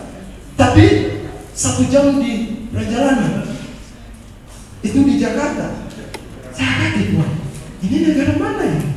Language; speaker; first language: Indonesian; non-native, fluent; Ganda